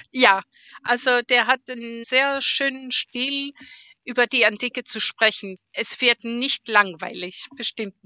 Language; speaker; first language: German; early bilingual, heritage; German